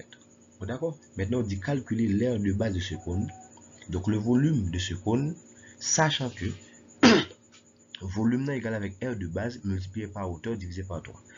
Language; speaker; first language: French; non-native, local second language; Haitian Creole